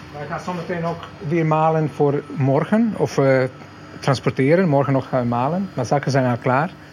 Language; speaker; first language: Dutch; non-native, fluent; Croatian